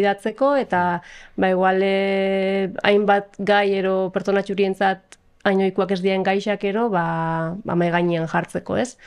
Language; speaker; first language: Basque; native; Basque